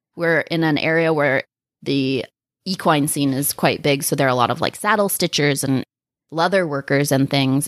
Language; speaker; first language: English; native; English